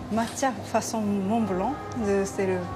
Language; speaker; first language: French; non-native, learner; Japanese